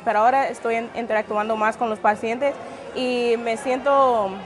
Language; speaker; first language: Spanish; non-native, fluent; English